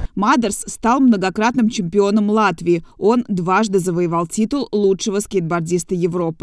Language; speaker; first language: Russian; native; Russian